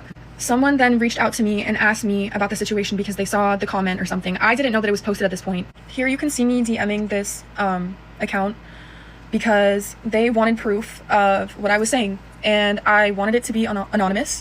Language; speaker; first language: English; native; English